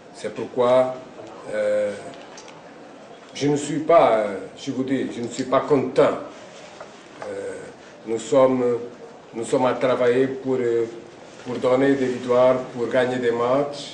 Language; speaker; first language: French; non-native, fluent; Portuguese